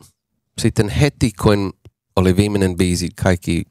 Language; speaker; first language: Finnish; non-native, fluent; English